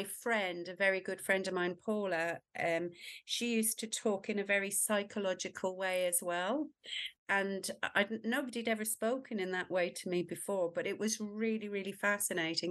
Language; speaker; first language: English; native; English